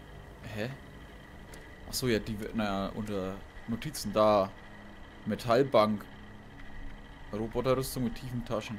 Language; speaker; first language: German; native; German